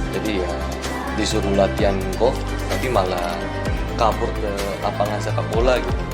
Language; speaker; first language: Indonesian; non-native, fluent; Korean